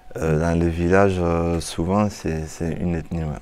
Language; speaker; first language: French; non-native, local second language; Mossi